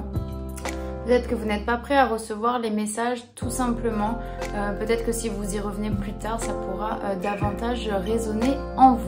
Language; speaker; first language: French; native; French